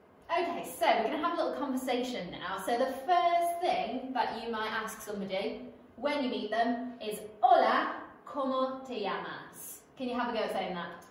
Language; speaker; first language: English; native; English